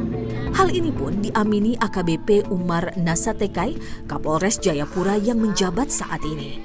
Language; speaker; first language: Indonesian; native; Indonesian